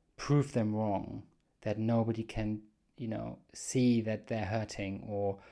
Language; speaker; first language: English; non-native, fluent; German